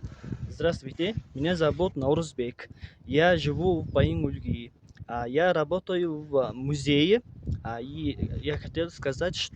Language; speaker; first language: Russian; non-native, learner; Kazakh